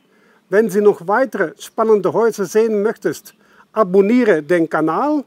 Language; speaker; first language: German; non-native, fluent; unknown